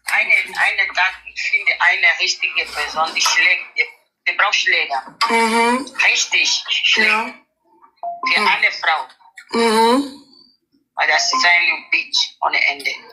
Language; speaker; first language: German; non-native, learner; Nigerian Pidgin